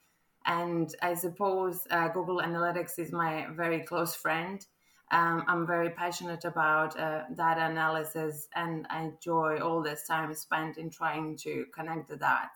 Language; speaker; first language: English; non-native, fluent; Croatian